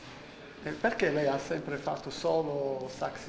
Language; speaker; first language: Italian; native; Italian